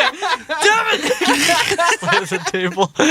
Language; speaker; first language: English; native; English